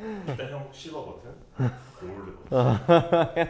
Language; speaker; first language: Korean; native; Korean